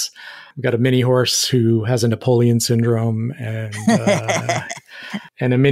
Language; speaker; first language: English; native; English